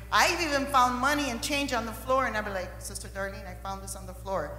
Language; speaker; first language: English; early bilingual, other home language; Spanish